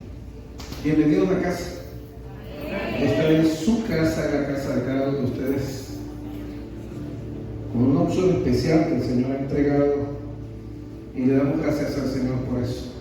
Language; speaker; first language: Spanish; native; Spanish